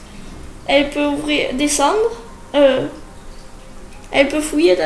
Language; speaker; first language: French; native; French